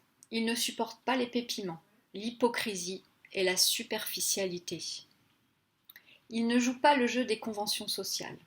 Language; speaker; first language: French; native; French